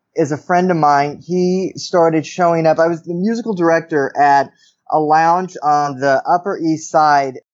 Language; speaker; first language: English; native; English